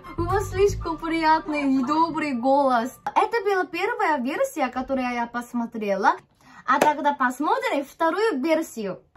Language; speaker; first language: Russian; non-native, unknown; Korean